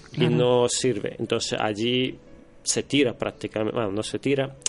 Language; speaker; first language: Spanish; non-native, fluent; Russian